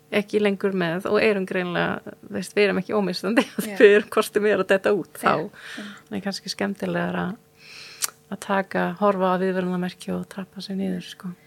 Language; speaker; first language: Icelandic; non-native, fluent; German